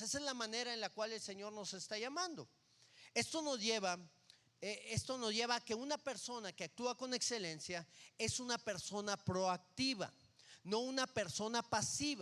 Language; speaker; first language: Spanish; native; Spanish